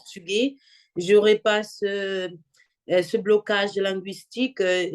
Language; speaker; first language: French; non-native, fluent; Portuguese